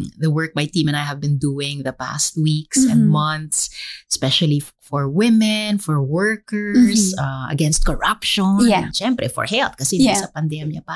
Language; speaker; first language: English; non-native, local second language; Filipino